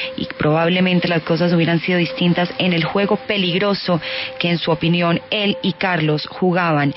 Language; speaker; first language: Spanish; native; Spanish